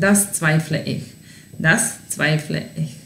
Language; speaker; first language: German; non-native, fluent; Serbian